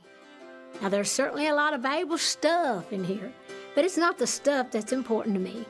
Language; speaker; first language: English; native; English